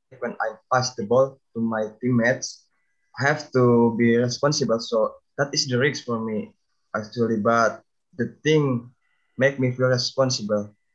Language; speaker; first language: English; non-native, learner; Indonesian